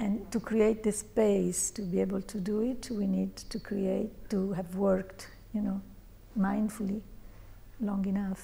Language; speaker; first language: English; non-native, fluent; Italian